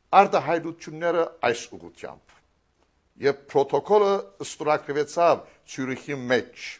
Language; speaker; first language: Armenian; native; Armenian